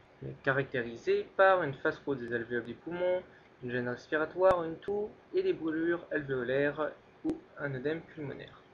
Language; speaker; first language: French; native; French